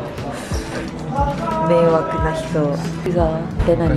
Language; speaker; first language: Japanese; non-native, learner; Filipino